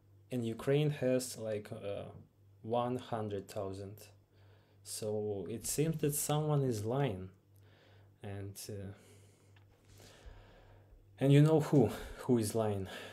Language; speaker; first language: English; non-native, fluent; Ukrainian